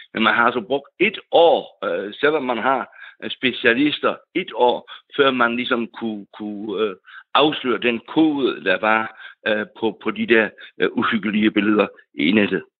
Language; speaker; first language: Danish; non-native, local second language; German